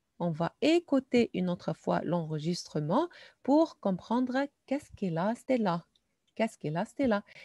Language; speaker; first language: French; non-native, fluent; Arabic